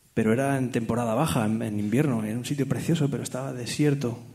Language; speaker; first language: Spanish; non-native, local second language; Catalan